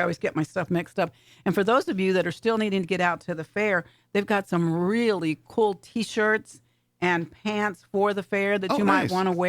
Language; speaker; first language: English; native; English